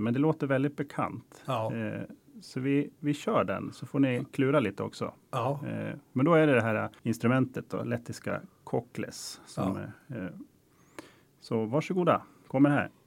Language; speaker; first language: Swedish; native; Swedish